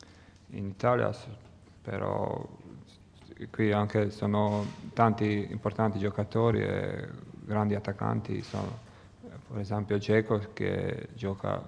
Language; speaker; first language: Italian; non-native, learner; Croatian